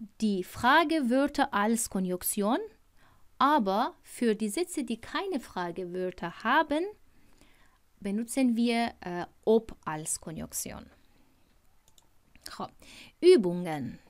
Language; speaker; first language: German; non-native, fluent; Persian